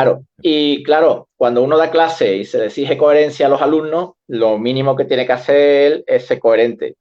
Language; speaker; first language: Spanish; native; Spanish